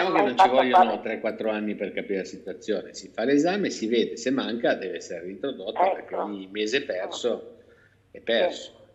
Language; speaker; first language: Italian; native; Italian